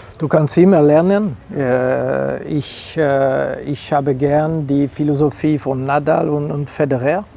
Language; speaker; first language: German; non-native, local second language; French